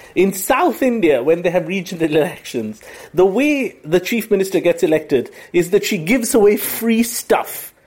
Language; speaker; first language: English; non-native, local second language; Bangla